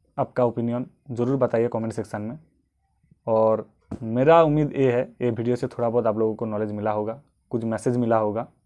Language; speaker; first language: Hindi; non-native, local second language; Bangla